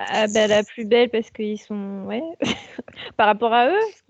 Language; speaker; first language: French; native; French